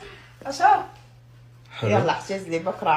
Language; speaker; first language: Arabic; native; Arabic